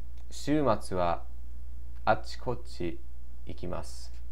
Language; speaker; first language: Japanese; non-native, learner; English